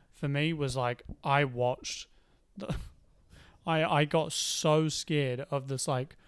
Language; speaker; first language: English; native; English